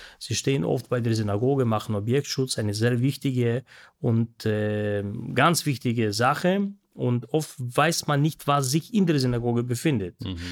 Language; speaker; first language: German; non-native, fluent; Russian